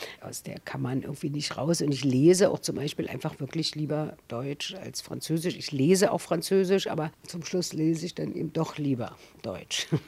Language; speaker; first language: German; native; German